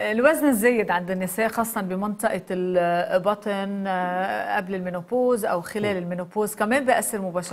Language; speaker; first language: Arabic; native; Arabic